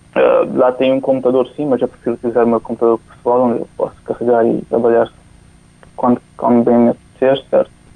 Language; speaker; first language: Portuguese; non-native, local second language; Kabuverdianu